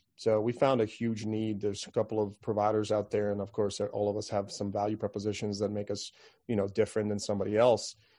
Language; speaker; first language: English; non-native, fluent; Croatian